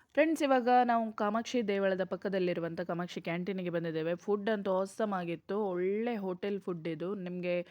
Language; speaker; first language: Kannada; native; Kannada